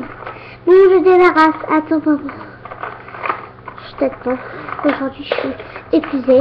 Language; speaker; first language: French; native; French